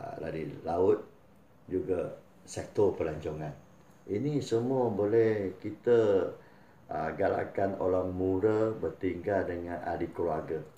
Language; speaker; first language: Malay; non-native, local second language; Chinese